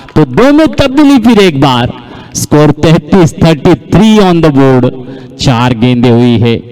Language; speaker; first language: Hindi; non-native, local second language; Marathi